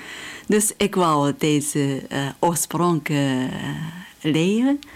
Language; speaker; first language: Dutch; non-native, fluent; Japanese